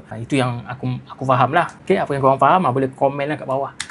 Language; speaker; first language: Malay; native; Malay